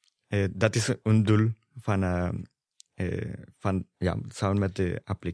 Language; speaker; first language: Dutch; non-native, fluent; Spanish